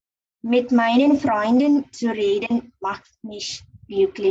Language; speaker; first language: German; non-native, learner; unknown